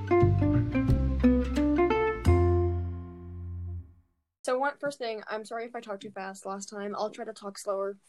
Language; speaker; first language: English; native; English